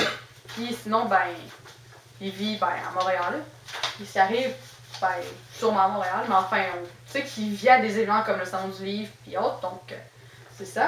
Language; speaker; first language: French; native; French